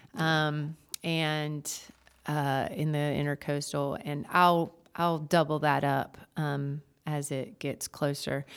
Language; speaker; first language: English; native; English